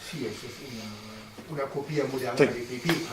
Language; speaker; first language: Spanish; non-native, fluent; German